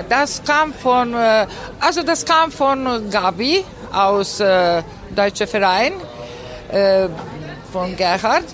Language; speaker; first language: German; non-native, learner; Croatian